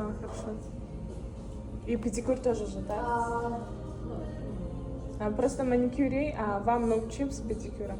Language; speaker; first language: Russian; non-native, learner; Mongolian